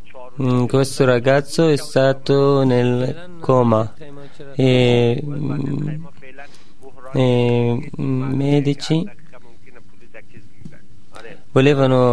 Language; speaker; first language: Italian; non-native, learner; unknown